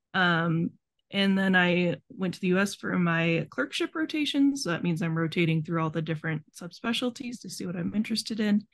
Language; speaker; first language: English; native; English